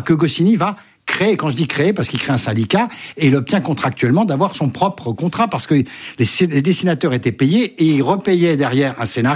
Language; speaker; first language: French; native; French